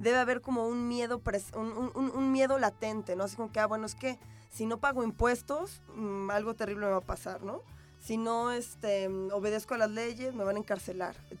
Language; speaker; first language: Spanish; native; Spanish